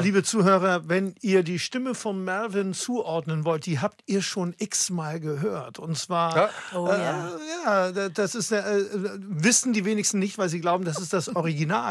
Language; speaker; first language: German; native; German